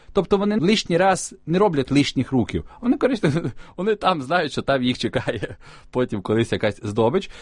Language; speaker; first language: Ukrainian; native; Ukrainian